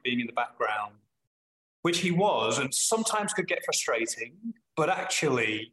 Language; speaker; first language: English; native; English